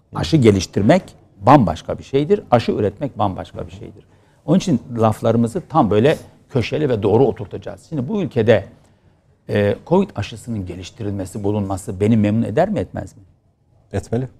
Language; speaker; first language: Turkish; native; Turkish